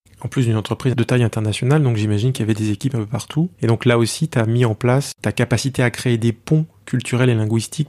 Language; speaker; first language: French; native; French